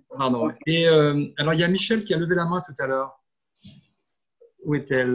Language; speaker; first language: French; native; French